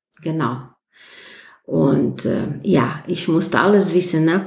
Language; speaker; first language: German; non-native, fluent; Portuguese